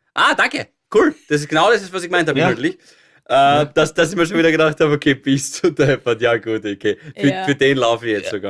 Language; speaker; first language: German; native; German